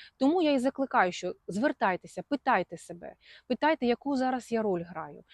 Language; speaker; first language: Ukrainian; non-native, local second language; Russian